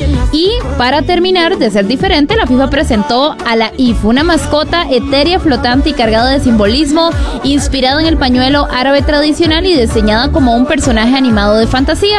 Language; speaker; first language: Spanish; native; Spanish